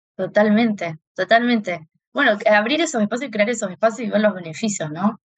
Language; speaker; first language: Spanish; native; Spanish